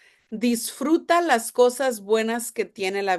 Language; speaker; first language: Spanish; non-native, fluent; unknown